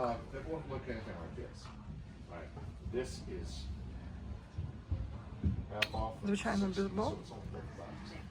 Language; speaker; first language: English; non-native, learner; Ukrainian